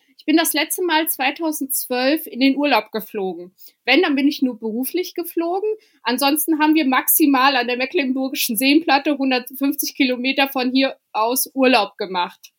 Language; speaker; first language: German; early bilingual, other home language; Albanian